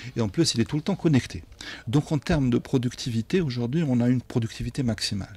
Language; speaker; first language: French; non-native, local second language; Arabic